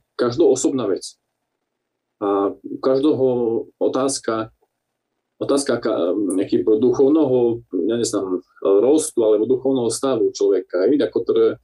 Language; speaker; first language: Slovak; non-native, local second language; Rusyn